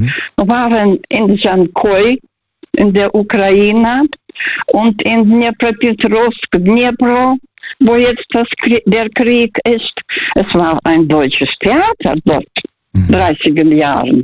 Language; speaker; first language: German; non-native, fluent; Russian